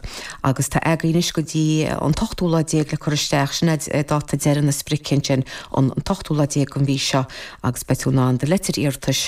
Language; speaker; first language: Irish; native; Irish